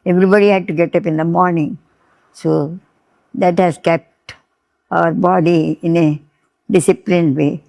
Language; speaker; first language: English; non-native, local second language; Telugu